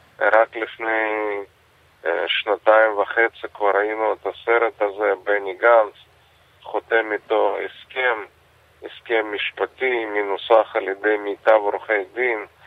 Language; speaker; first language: Hebrew; non-native, fluent; Russian